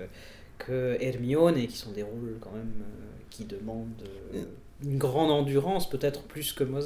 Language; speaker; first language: French; native; French